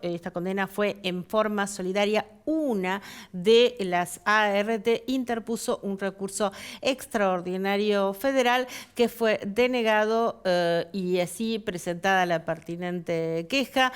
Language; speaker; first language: Spanish; native; Spanish